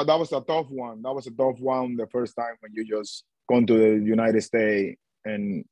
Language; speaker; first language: English; non-native, learner; Spanish